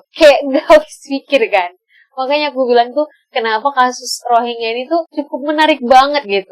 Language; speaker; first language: Indonesian; native; Indonesian